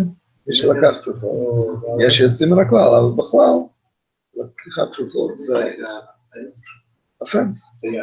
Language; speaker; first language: Hebrew; non-native, fluent; English